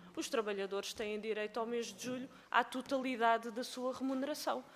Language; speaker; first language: Portuguese; native; Portuguese